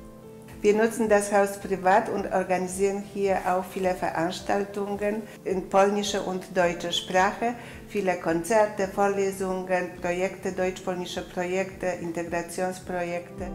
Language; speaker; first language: German; non-native, fluent; Polish